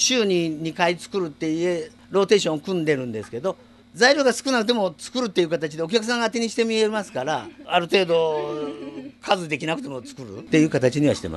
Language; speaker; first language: Japanese; native; Japanese